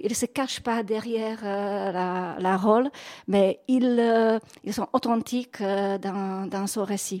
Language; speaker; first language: French; non-native, fluent; Czech